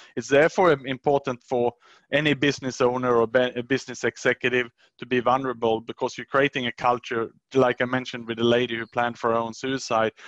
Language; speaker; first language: English; non-native, fluent; Swedish